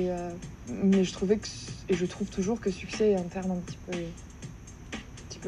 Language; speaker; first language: French; native; French